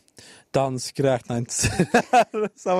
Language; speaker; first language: Swedish; native; Swedish